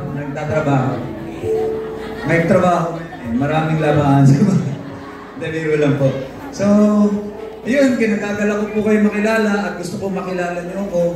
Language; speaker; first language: Filipino; native; Filipino